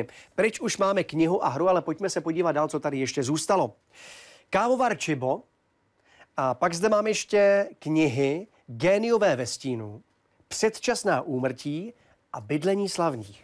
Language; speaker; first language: Czech; native; Czech